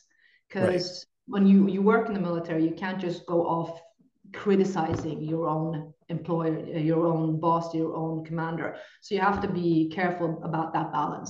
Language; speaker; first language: English; non-native, fluent; Norwegian